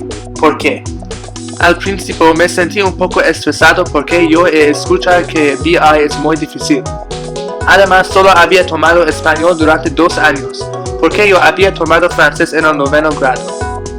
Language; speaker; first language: Spanish; non-native, learner; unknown